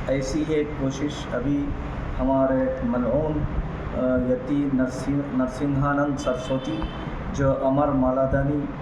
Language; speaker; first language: Urdu; native; Urdu